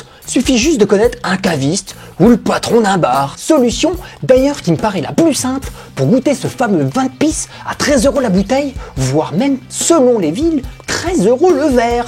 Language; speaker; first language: French; native; French